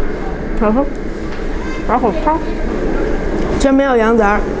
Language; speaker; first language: Chinese; native; Chinese